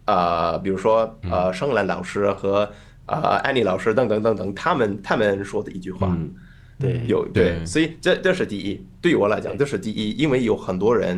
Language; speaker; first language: Chinese; non-native, fluent; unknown